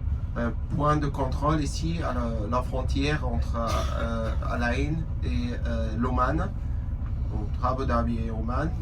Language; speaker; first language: French; non-native, fluent; Arabic